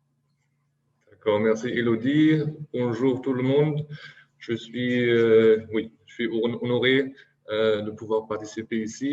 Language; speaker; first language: French; non-native, fluent; German